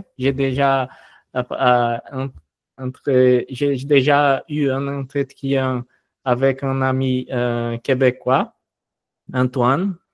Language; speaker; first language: French; non-native, fluent; Portuguese